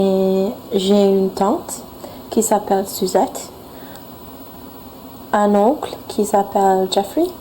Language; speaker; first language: French; non-native, learner; English